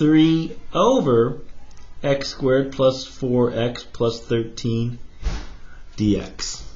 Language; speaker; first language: English; native; English